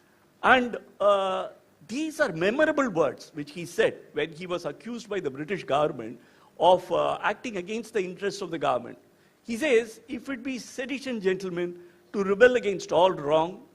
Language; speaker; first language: English; non-native, local second language; Tamil